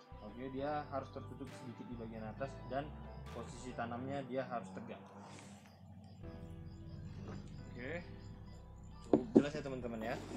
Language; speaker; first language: Indonesian; native; Indonesian